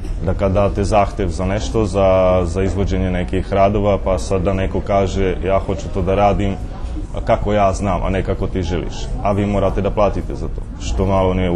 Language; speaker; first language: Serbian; non-native, fluent; Czech